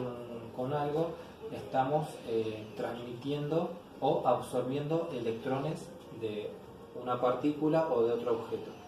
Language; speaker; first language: Spanish; native; Spanish